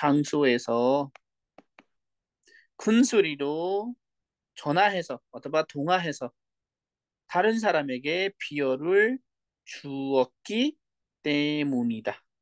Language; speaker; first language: Korean; non-native, fluent; Nepali